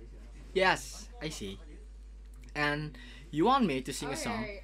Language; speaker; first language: English; non-native, learner; Indonesian